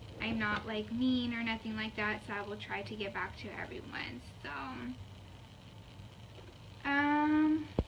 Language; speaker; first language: English; early bilingual, other home language; Spanish